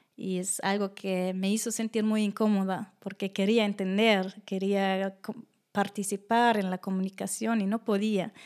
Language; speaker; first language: Spanish; non-native, fluent; German